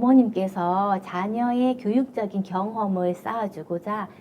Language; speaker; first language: Korean; native; Korean